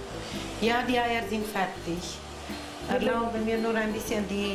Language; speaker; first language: German; non-native, local second language; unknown